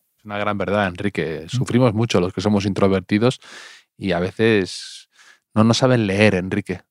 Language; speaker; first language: Spanish; native; Spanish